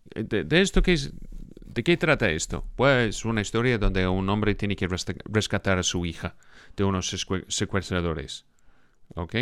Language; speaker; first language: Spanish; non-native, fluent; English